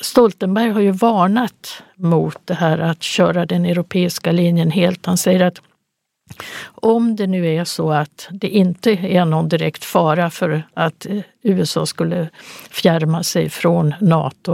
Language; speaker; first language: Swedish; native; Swedish